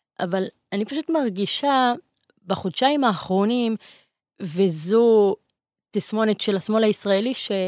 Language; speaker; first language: Hebrew; non-native, local second language; Arabic